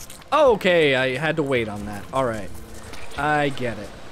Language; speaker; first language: English; native; English